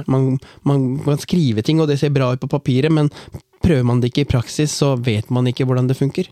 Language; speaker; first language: Norwegian; early bilingual, other home language; Tamil